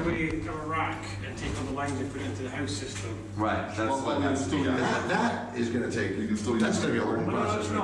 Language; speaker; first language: English; native; English